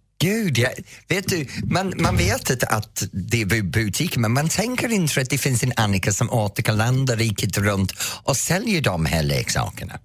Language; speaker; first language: Swedish; non-native, fluent; English